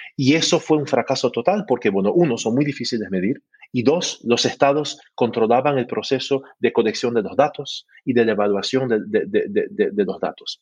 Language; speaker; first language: Spanish; early bilingual, heritage; Spanish